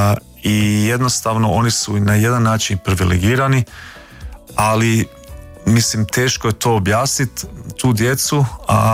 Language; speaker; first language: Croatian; early bilingual, heritage; Croatian